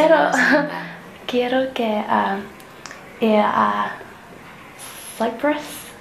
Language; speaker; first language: Spanish; non-native, learner; English